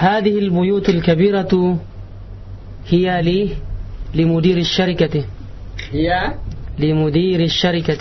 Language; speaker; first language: Arabic; non-native, learner; Indonesian